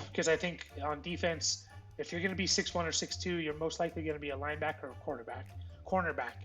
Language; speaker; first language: English; native; English